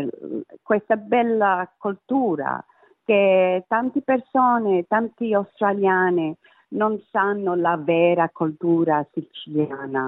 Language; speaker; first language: Italian; early bilingual, heritage; Italian